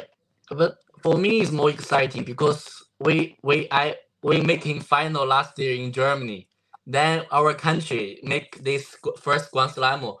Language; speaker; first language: English; non-native, learner; Chinese